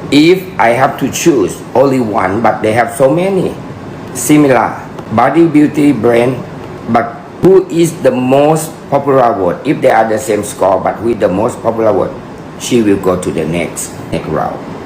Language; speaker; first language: English; non-native, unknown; Thai